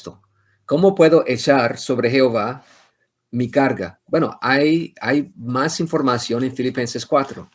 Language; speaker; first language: Spanish; non-native, fluent; English